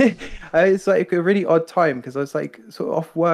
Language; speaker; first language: English; native; English